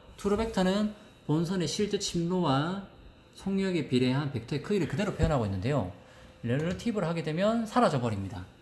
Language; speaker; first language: Korean; native; Korean